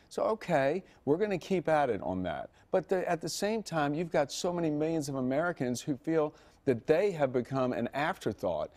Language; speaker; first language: English; native; English